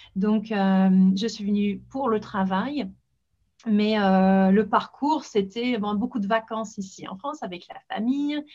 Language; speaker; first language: French; non-native, fluent; English